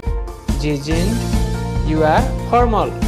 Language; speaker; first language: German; non-native, learner; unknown